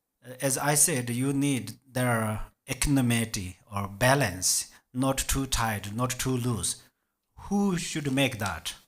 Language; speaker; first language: English; non-native, learner; Tibetan